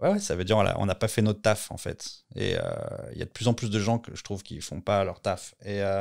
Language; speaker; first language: French; native; French